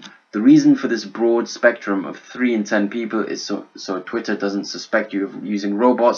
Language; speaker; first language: English; native; English